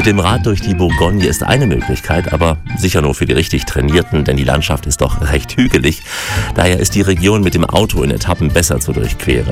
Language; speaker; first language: German; native; German